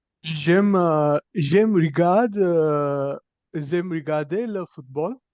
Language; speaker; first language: French; non-native, learner; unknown